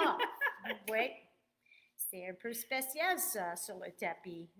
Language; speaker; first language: French; non-native, fluent; English